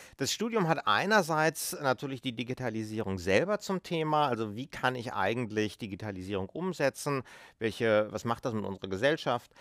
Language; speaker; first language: German; native; German